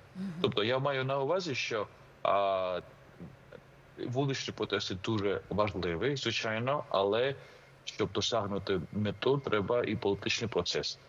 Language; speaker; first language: Ukrainian; non-native, fluent; Georgian